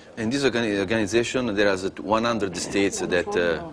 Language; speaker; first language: English; non-native, learner; Italian